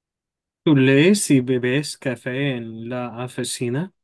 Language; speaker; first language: Spanish; non-native, learner; English